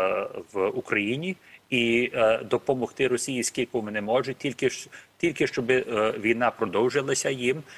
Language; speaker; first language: Ukrainian; early bilingual, heritage; Ukrainian